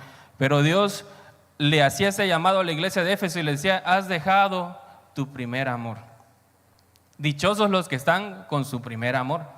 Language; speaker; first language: Spanish; native; Spanish